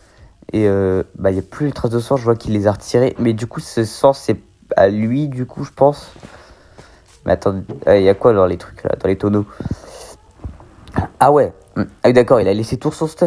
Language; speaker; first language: French; native; French